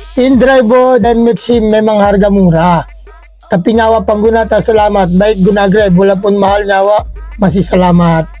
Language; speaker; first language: Malay; non-native, fluent; Filipino